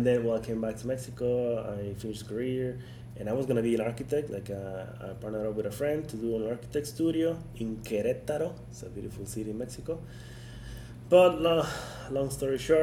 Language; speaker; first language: English; non-native, fluent; Spanish